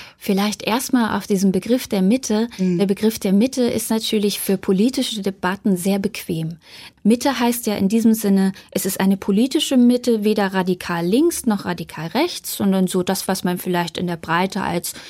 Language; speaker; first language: German; native; German